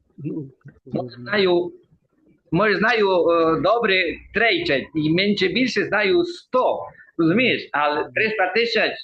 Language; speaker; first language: Ukrainian; early bilingual, heritage; Ukrainian